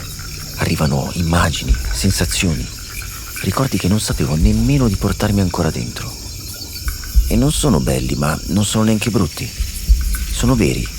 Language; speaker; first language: Italian; native; Italian